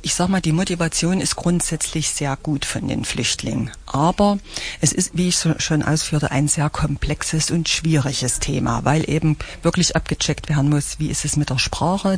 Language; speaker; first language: German; native; German